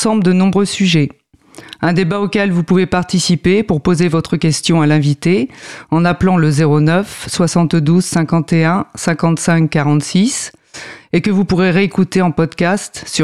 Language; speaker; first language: French; native; French